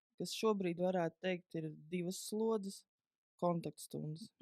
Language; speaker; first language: Latvian; native; Latvian